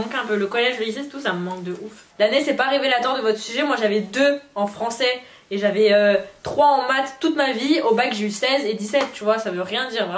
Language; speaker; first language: French; native; French